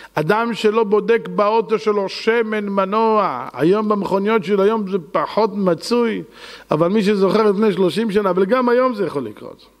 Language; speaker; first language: Hebrew; native; Hebrew